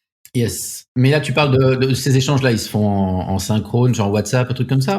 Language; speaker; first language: French; native; French